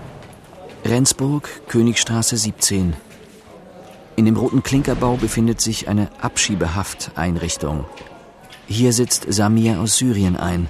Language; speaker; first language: German; native; German